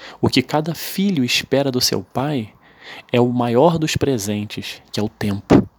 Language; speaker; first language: Portuguese; native; Portuguese